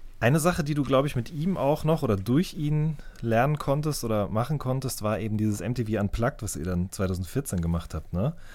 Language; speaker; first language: German; native; German